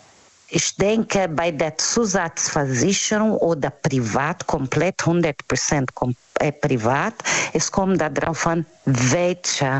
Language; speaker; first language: German; non-native, fluent; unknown